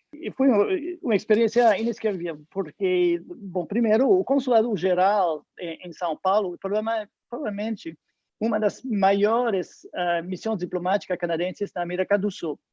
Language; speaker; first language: Portuguese; non-native, fluent; French